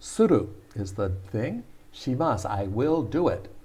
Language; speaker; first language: Japanese; non-native, fluent; English